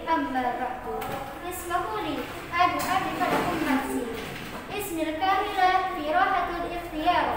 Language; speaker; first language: Arabic; non-native, learner; Indonesian